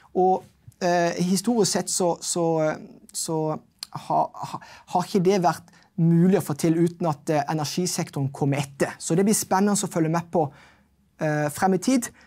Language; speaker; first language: Norwegian; native; Norwegian